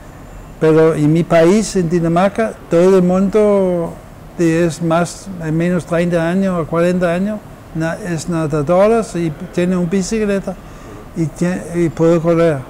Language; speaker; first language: Spanish; non-native, fluent; Danish